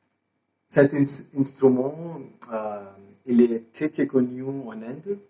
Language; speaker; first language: French; non-native, fluent; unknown